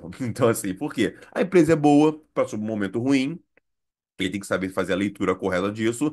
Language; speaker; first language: Portuguese; native; Portuguese